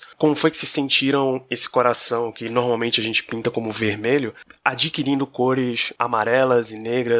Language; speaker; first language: Portuguese; native; Portuguese